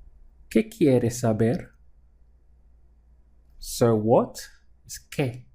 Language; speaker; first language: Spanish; non-native, fluent; English